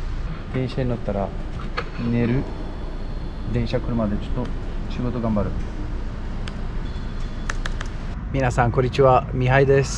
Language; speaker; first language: Japanese; non-native, fluent; Romanian